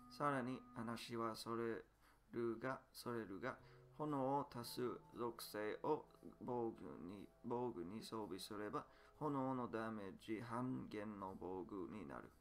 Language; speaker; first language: Japanese; non-native, learner; English